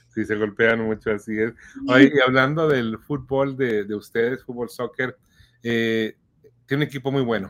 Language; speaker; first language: Spanish; native; Spanish